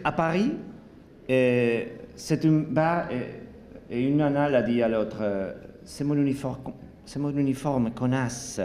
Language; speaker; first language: French; non-native, learner; Spanish